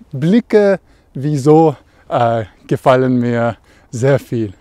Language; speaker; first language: German; non-native, fluent; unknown